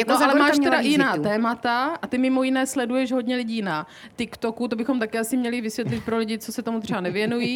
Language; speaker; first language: Czech; native; Czech